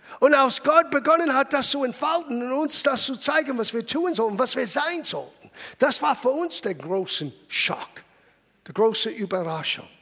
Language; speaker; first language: German; non-native, fluent; English